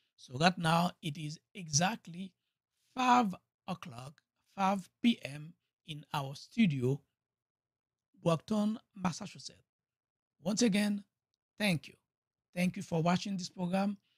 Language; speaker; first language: English; non-native, fluent; Haitian Creole